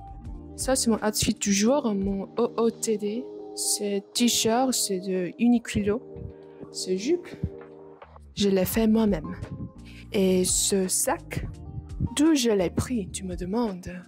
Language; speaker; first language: French; non-native, learner; Vietnamese